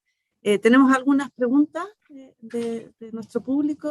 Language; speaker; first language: Spanish; native; Spanish